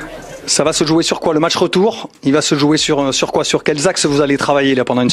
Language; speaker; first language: French; native; French